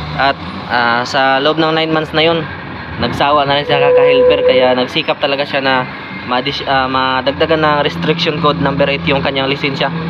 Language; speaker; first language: Filipino; non-native, local second language; Cebuano